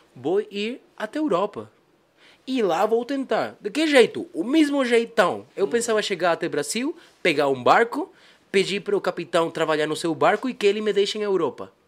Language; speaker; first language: Portuguese; non-native, fluent; Spanish